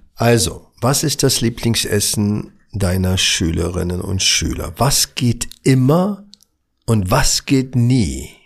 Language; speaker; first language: German; early bilingual, other home language; Arabic